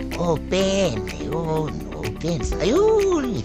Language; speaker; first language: Filipino; native; Filipino